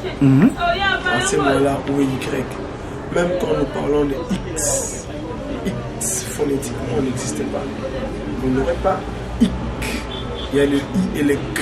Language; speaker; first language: French; non-native, local second language; Kongo